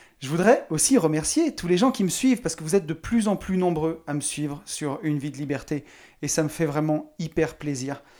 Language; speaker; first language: French; native; French